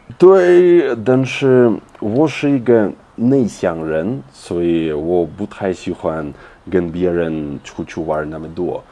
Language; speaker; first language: Chinese; non-native, fluent; Russian